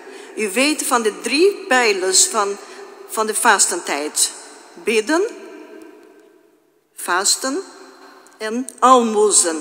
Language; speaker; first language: Dutch; non-native, fluent; Portuguese